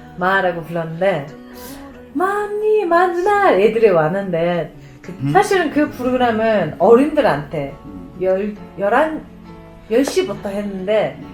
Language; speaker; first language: Korean; non-native, fluent; Mongolian